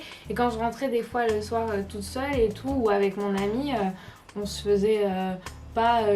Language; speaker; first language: French; native; French